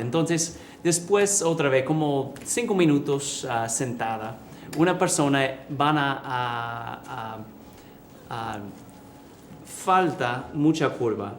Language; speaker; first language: Spanish; early bilingual, heritage; English